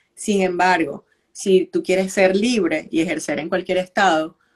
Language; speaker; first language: Spanish; native; Spanish